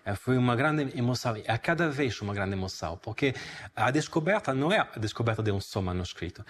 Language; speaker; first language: Portuguese; non-native, fluent; Italian